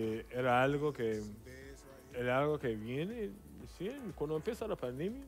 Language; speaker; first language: Spanish; non-native, learner; English